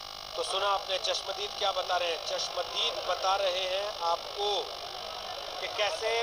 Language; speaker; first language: Hindi; native; Hindi